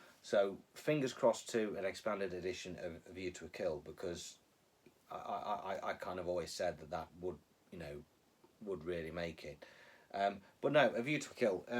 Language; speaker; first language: English; native; English